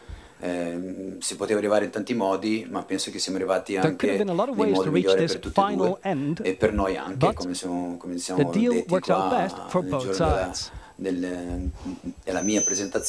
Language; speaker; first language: Italian; native; Italian